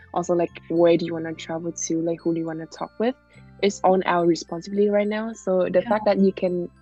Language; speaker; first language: English; non-native, fluent; Vietnamese